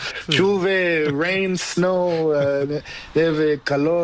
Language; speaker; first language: Spanish; non-native, learner; Portuguese